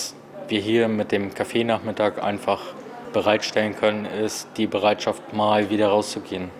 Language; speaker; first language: German; native; German